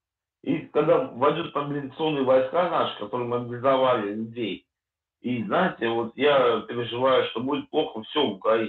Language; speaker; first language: Russian; native; Russian